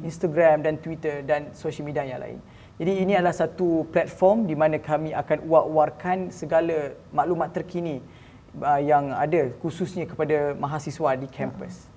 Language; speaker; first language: Malay; native; Malay